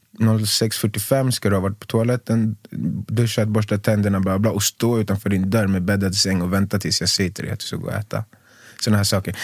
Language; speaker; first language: Swedish; native; Swedish